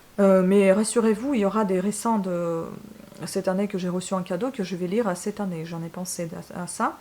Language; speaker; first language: French; non-native, fluent; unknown